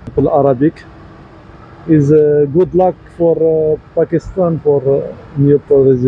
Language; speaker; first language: English; non-native, learner; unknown